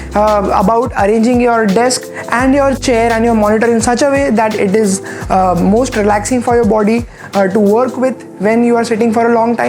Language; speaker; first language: English; non-native, local second language; Hindi